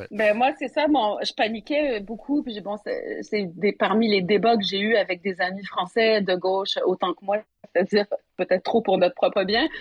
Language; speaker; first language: French; native; French